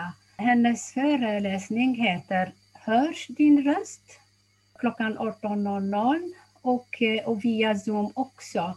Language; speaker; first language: Swedish; non-native, fluent; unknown